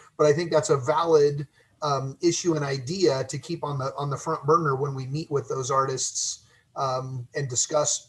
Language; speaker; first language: English; native; English